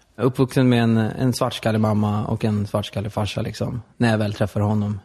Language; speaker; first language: Swedish; native; Swedish